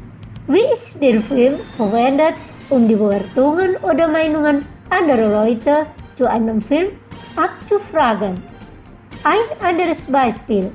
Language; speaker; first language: German; non-native, fluent; Indonesian